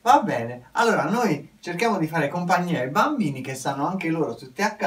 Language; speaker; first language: Italian; native; Italian